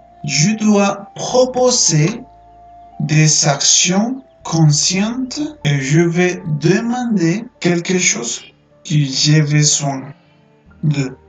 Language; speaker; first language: French; non-native, fluent; Spanish